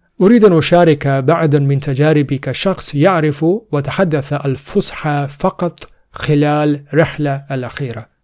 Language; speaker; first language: Arabic; non-native, fluent; Urdu